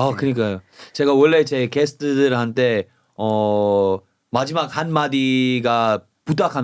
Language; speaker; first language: Korean; non-native, fluent; English